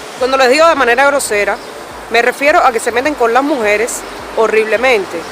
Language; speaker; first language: Spanish; native; Spanish